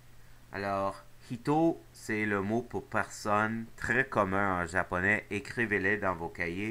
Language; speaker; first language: French; non-native, local second language; English